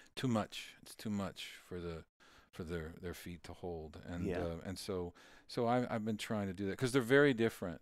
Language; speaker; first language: English; native; English